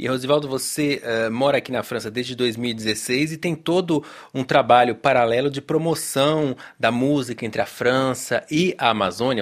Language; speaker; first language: Portuguese; native; Portuguese